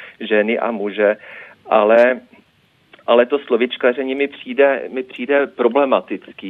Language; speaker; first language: Czech; non-native, fluent; Norwegian